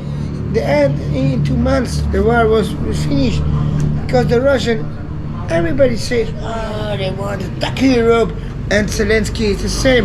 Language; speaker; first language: English; non-native, learner; Italian